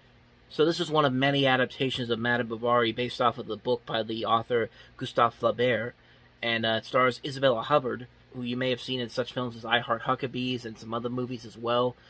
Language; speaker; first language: English; native; English